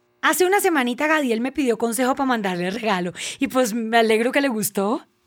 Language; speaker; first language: Spanish; native; Spanish